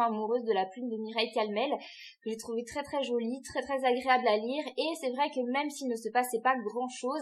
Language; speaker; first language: French; native; French